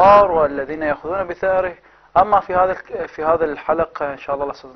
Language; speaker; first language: Arabic; native; Arabic